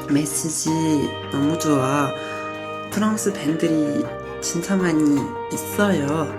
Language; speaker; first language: Korean; non-native, learner; French